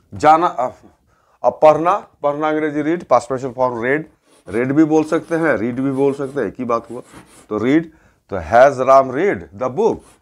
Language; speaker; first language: Hindi; native; Hindi